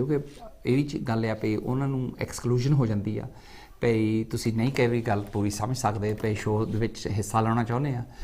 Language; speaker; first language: Punjabi; early bilingual, heritage; Punjabi